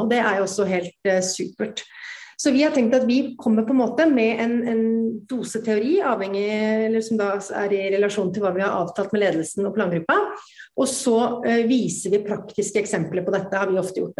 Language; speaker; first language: Norwegian; native; Norwegian